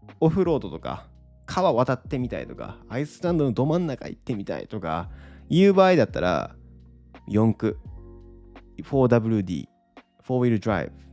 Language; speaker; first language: Japanese; native; Japanese